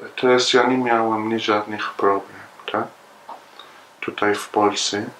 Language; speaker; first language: Polish; non-native, learner; Arabic